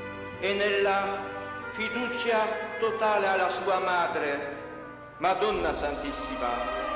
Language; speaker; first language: Italian; non-native, fluent; Polish